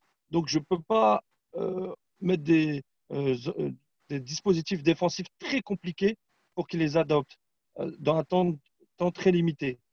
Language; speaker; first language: French; non-native, fluent; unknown